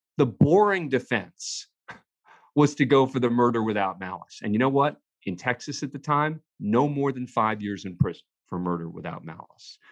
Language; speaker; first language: English; native; English